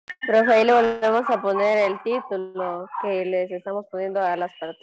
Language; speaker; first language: Spanish; native; Spanish